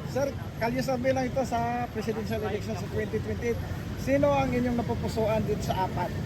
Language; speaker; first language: Filipino; non-native, local second language; Hiligaynon